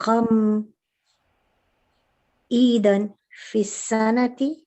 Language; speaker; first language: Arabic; non-native, learner; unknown